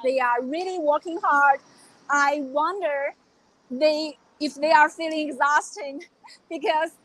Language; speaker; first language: English; non-native, fluent; Chinese